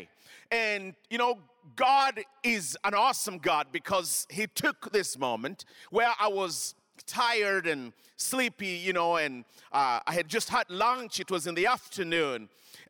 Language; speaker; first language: English; non-native, local second language; Luyia